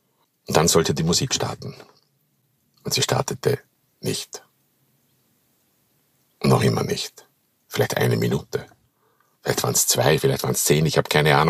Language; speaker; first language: German; native; German